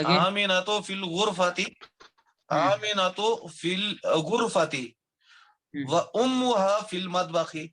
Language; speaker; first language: Arabic; non-native, learner; Urdu